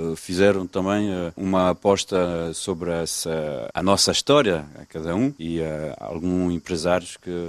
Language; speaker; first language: Portuguese; early bilingual, other home language; French